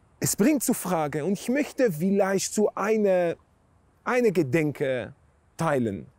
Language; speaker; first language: German; non-native, fluent; Hebrew